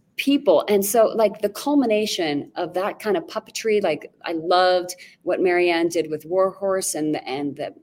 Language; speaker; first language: English; native; English